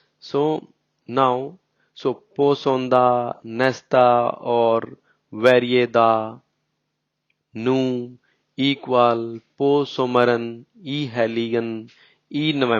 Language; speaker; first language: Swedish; non-native, learner; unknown